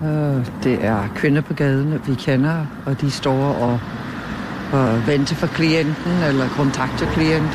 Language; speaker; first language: Danish; non-native, fluent; English